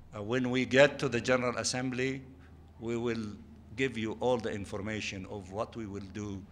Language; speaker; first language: English; non-native, fluent; Arabic